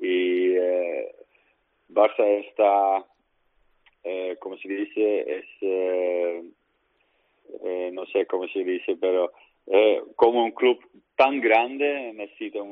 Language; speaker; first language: Spanish; non-native, learner; Dutch